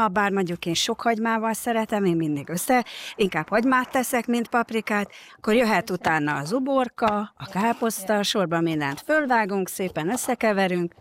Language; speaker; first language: Hungarian; native; Hungarian